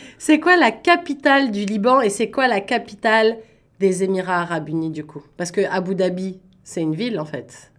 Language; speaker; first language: French; native; French